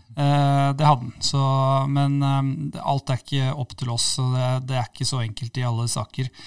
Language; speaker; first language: Norwegian; native; Norwegian